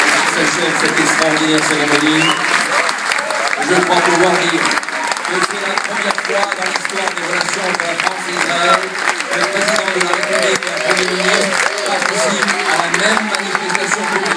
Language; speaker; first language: French; native; French